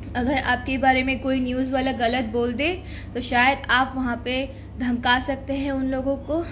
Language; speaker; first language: Hindi; non-native, local second language; Gujarati